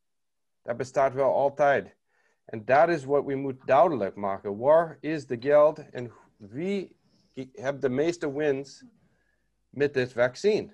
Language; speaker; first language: Dutch; non-native, learner; English